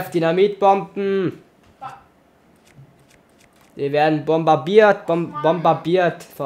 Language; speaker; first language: German; native; German